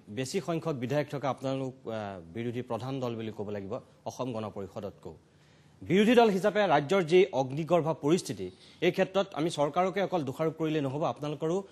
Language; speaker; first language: Assamese; native; Assamese